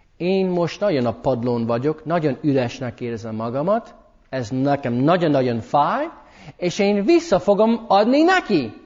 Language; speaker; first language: Hungarian; early bilingual, heritage; English